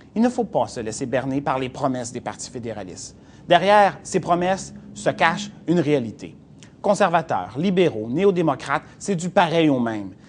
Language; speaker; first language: French; native; French